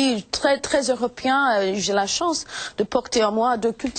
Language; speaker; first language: French; non-native, fluent; English